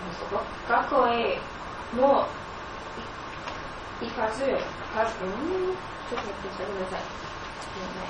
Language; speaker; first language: Japanese; non-native, learner; English